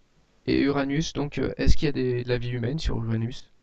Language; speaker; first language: French; native; French